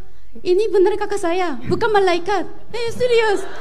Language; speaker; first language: Indonesian; non-native, fluent; Korean